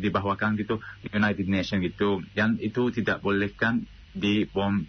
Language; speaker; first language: Indonesian; non-native, fluent; Arabic